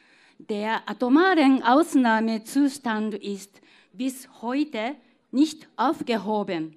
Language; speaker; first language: German; non-native, fluent; Japanese